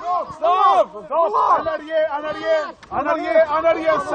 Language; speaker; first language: French; non-native, fluent; German